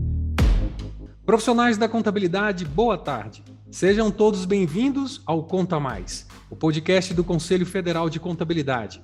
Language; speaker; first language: Portuguese; native; Portuguese